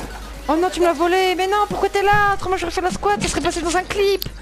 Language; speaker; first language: French; native; French